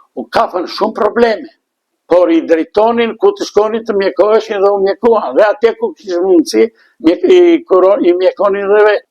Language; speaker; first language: Albanian; non-native, local second language; Bulgarian